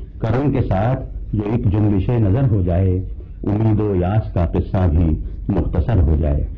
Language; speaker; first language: Urdu; native; Urdu